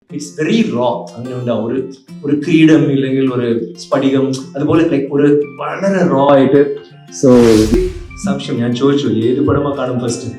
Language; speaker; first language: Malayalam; non-native, learner; Tamil